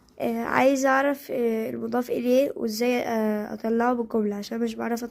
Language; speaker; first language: Arabic; native; Arabic